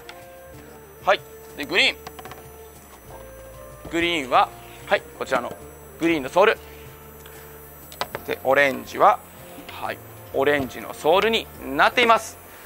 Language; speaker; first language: Japanese; native; Japanese